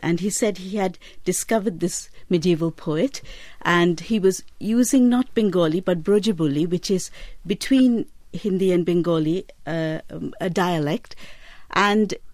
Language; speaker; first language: English; non-native, local second language; Bangla